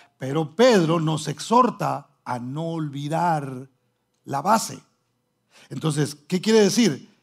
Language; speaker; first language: Spanish; early bilingual, heritage; Spanish